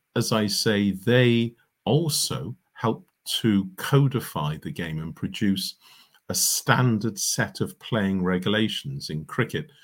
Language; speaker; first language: English; native; English